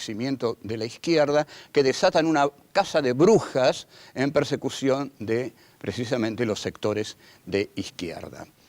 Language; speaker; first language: Spanish; native; Spanish